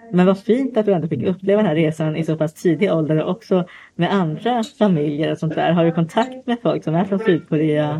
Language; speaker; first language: Swedish; native; Swedish